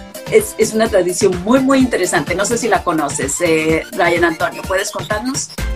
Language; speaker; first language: Spanish; native; Spanish